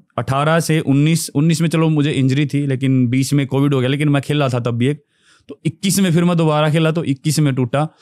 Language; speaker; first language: Hindi; native; Hindi